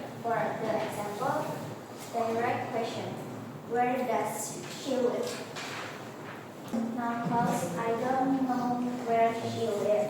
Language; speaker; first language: English; non-native, learner; Indonesian